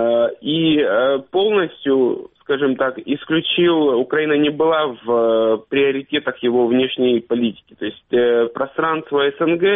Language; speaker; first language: Russian; native; Russian